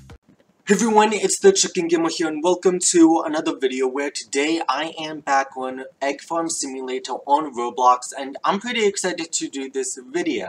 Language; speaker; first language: English; native; English